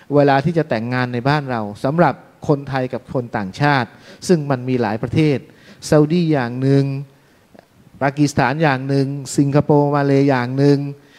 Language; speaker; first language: Thai; native; Thai